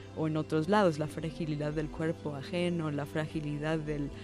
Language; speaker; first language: Spanish; non-native, fluent; English